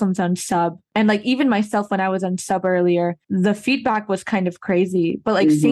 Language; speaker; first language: English; native; English